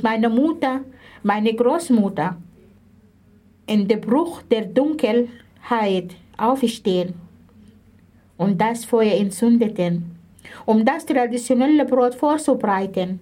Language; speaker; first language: German; non-native, fluent; Arabic